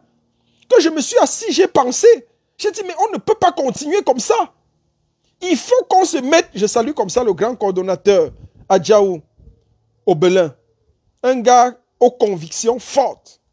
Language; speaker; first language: French; native; French